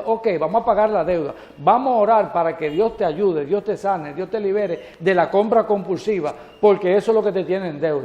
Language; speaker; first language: Spanish; native; Spanish